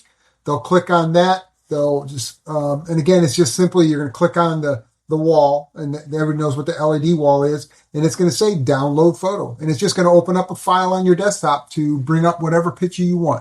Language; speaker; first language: English; native; English